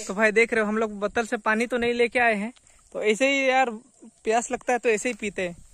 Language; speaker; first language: Hindi; non-native, local second language; Santali